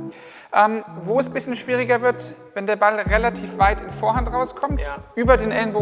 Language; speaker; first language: German; native; German